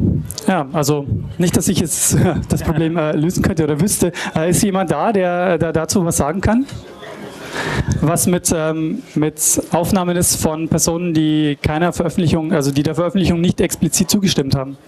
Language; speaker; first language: German; native; German